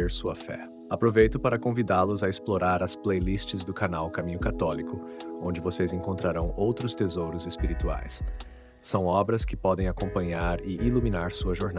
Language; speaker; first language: Portuguese; native; Portuguese